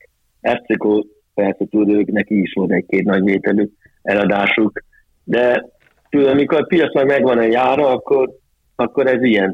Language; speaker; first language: Hungarian; early bilingual, heritage; Hungarian